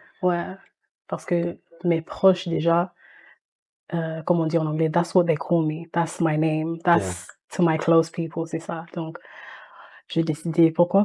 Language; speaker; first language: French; early bilingual, heritage; French